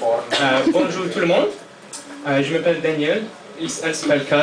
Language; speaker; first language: French; non-native, fluent; English